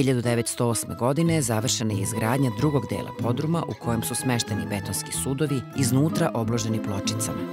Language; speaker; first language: Serbian; native; Serbian